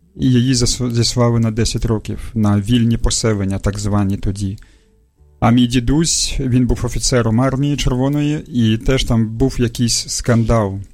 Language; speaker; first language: Ukrainian; early bilingual, other home language; Russian